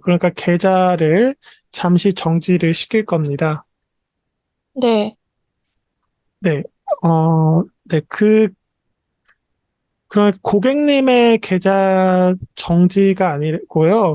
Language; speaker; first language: Korean; native; Korean